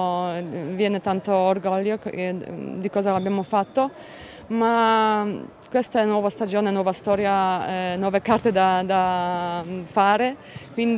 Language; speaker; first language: Italian; non-native, fluent; Polish